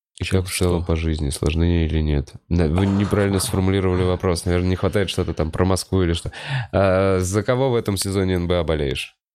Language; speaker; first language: Russian; native; Russian